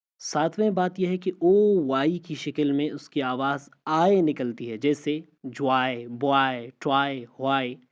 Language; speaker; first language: Urdu; non-native, local second language; Baluchi